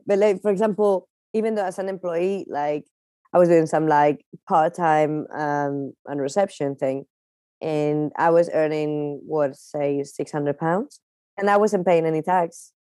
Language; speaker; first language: English; non-native, fluent; Spanish